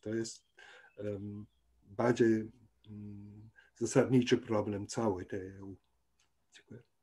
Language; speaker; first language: Polish; non-native, fluent; German